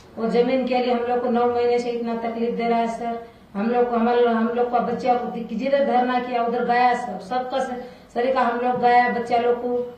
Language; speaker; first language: Hindi; non-native, local second language; Lambadi